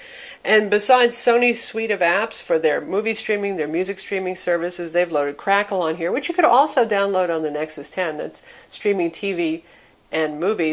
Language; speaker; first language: English; native; English